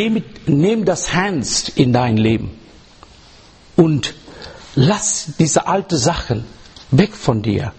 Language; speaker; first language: German; non-native, learner; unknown